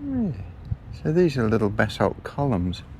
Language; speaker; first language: English; native; English